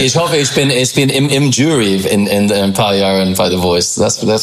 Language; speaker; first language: German; non-native, learner; English